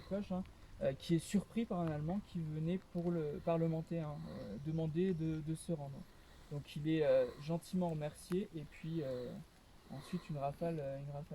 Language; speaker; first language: French; native; French